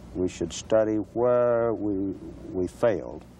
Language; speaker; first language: English; native; English